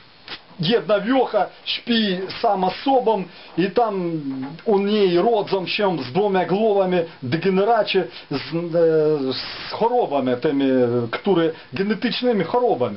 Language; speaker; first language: Polish; non-native, fluent; Ukrainian